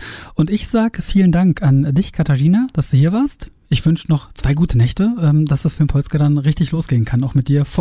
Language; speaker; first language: German; native; German